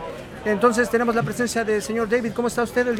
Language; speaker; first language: Spanish; native; Spanish